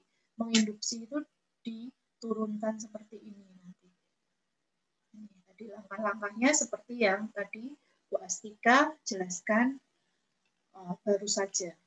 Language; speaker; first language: Indonesian; native; Indonesian